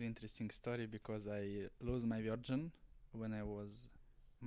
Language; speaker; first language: English; non-native, learner; Russian